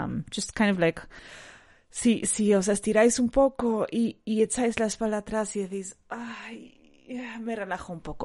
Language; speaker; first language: Spanish; native; Spanish